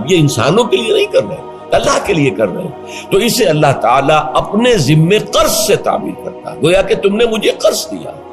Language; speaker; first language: Urdu; native; Urdu